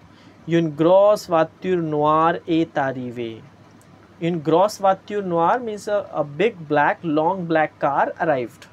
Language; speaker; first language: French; non-native, fluent; Hindi